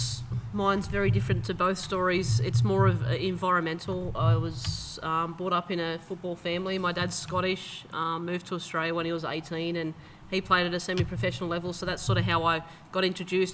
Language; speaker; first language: English; native; English